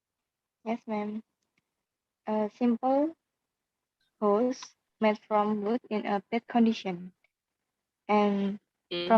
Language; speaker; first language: English; non-native, learner; Indonesian